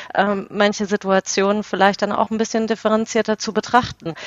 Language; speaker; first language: German; native; German